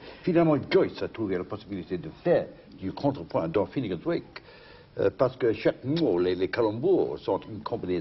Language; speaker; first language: French; non-native, fluent; English